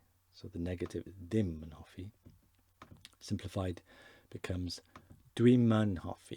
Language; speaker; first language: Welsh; non-native, learner; English